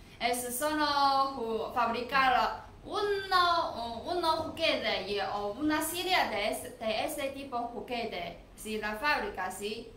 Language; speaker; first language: Spanish; non-native, learner; Chinese